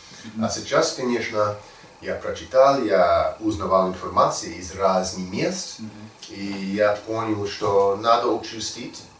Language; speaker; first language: Russian; non-native, learner; English